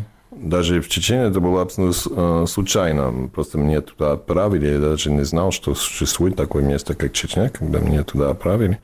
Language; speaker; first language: Russian; non-native, fluent; English